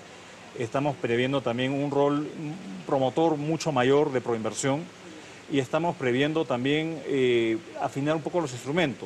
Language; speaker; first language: Spanish; native; Spanish